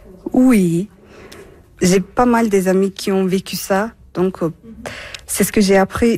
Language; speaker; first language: French; non-native, fluent; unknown